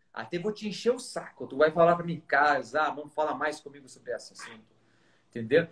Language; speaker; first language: Portuguese; non-native, fluent; Arabic